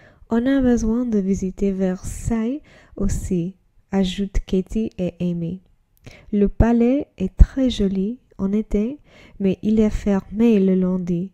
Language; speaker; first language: French; non-native, learner; English